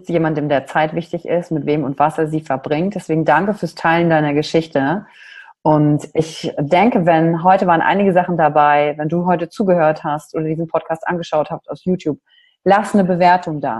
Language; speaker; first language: German; native; German